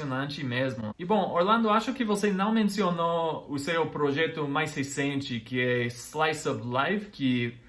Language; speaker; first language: Portuguese; non-native, fluent; English